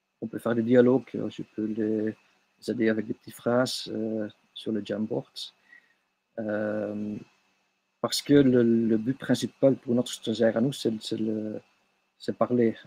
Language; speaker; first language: French; non-native, local second language; Dutch